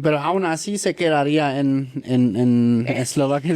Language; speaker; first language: Spanish; native; Spanish